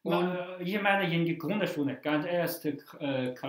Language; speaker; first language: German; non-native, fluent; Chinese